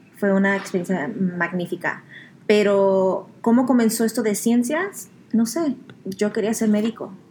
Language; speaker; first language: Spanish; early bilingual, heritage; Spanish